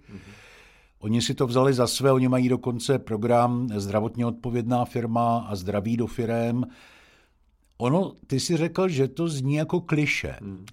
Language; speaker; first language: Czech; native; Czech